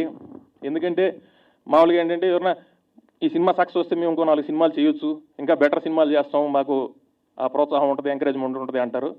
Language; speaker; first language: Telugu; native; Telugu